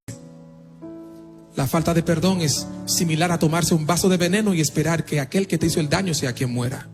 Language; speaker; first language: Spanish; non-native, fluent; Haitian Creole